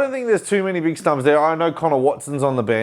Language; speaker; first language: English; native; English